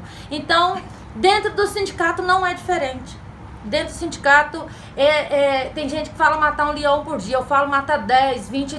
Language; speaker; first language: Portuguese; native; Portuguese